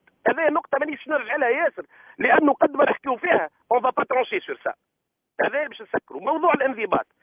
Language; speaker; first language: Arabic; native; Arabic